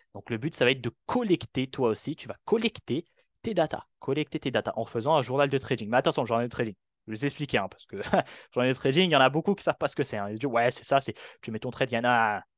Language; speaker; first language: French; non-native, local second language; Arabic